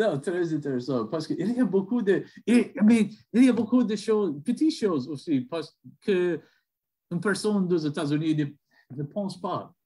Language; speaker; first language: French; non-native, learner; English